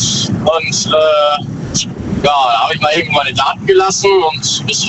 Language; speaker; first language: German; native; German